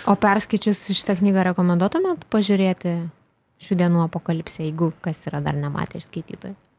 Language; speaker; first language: Lithuanian; native; Lithuanian